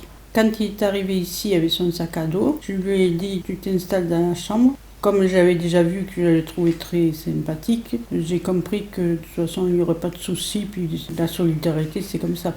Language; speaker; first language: French; native; French